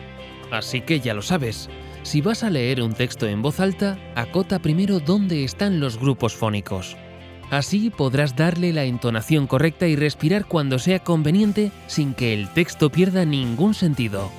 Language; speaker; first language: Spanish; native; Spanish